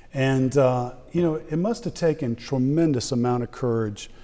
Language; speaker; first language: English; native; English